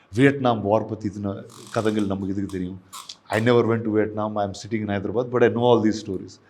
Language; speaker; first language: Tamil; non-native, local second language; Telugu